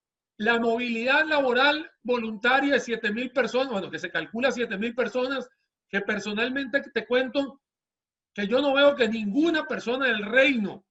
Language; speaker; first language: Spanish; native; Spanish